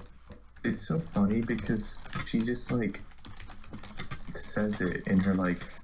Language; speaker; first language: English; native; English